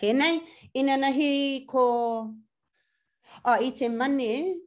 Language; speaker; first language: Māori; non-native, local second language; English